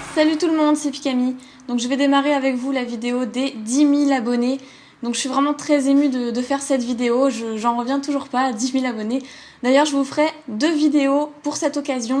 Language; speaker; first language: French; native; French